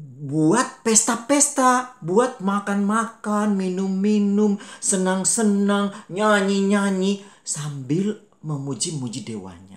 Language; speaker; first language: Malay; native; Malay